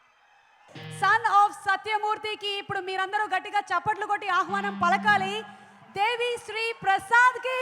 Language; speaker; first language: Telugu; native; Telugu